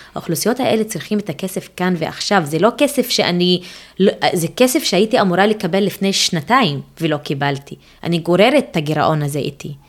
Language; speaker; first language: Hebrew; non-native, local second language; Arabic